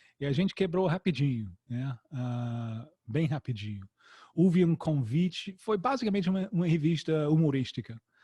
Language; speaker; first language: Portuguese; non-native, fluent; English